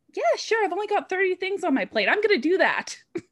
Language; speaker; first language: English; native; English